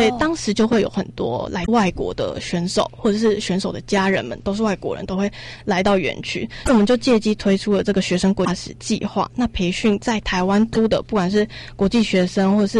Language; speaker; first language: Chinese; native; Chinese